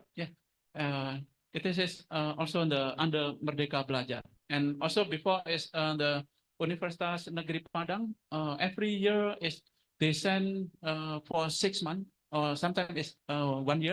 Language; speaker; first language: English; non-native, fluent; Indonesian